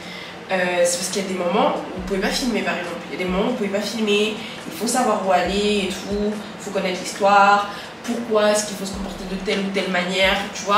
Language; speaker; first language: French; native; French